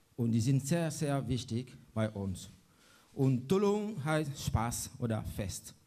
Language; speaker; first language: German; non-native, learner; Mandingo